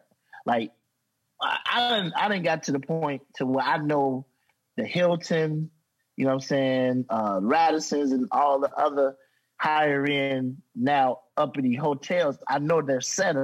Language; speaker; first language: English; native; English